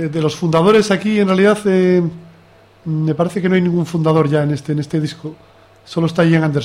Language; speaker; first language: Spanish; native; Spanish